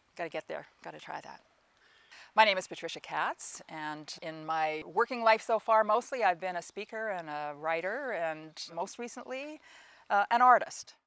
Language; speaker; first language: English; native; English